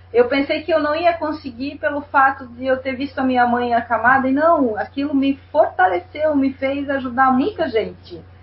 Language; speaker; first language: Portuguese; non-native, fluent; Spanish